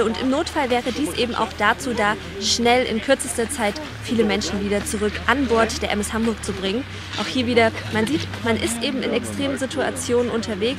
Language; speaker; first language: German; native; German